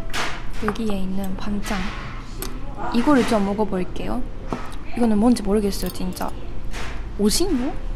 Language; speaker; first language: Korean; non-native, fluent; Japanese